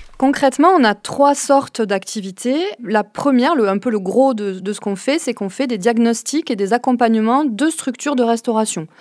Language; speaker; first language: French; native; French